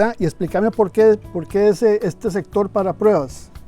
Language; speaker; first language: Spanish; native; Spanish